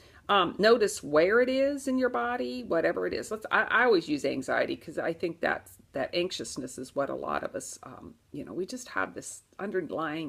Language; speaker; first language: English; native; English